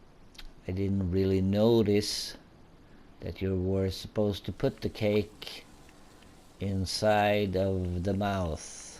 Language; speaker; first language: English; non-native, fluent; Swedish